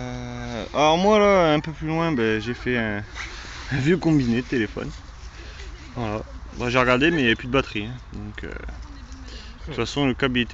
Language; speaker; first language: French; native; French